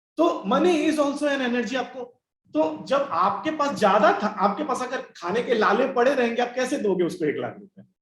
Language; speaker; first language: Hindi; non-native, local second language; Bangla